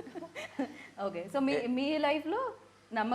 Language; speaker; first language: Telugu; native; Telugu